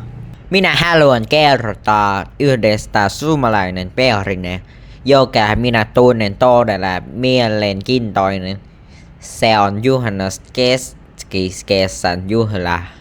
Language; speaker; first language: Finnish; non-native, learner; Vietnamese